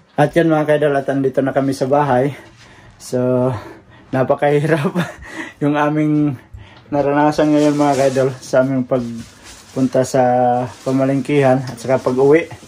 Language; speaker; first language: Filipino; non-native, local second language; Cebuano